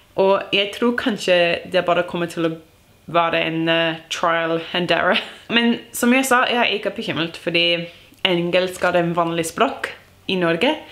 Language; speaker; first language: Norwegian; non-native, learner; English